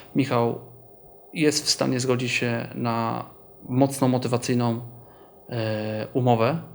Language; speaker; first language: Polish; native; Polish